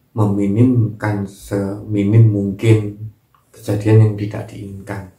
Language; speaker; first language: Indonesian; non-native, local second language; Javanese